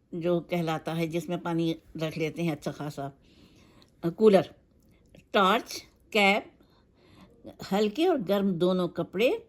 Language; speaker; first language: Urdu; native; Urdu